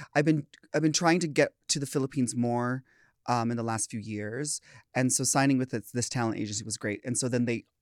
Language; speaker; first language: English; early bilingual, other home language; Filipino